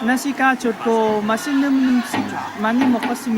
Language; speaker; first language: Korean; non-native, learner; Vietnamese